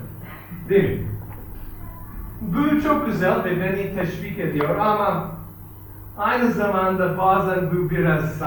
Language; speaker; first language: Turkish; non-native, fluent; English